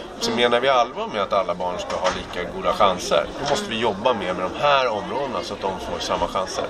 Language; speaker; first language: Swedish; native; Swedish